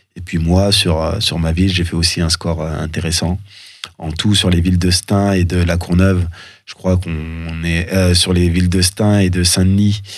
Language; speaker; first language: French; early bilingual, other home language; Soninke